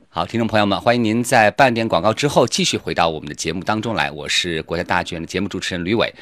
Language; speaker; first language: Chinese; native; Chinese